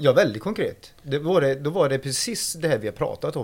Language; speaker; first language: Swedish; non-native, fluent; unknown